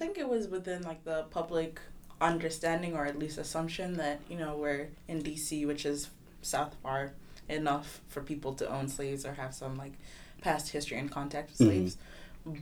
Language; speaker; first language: English; non-native, local second language; Kinyarwanda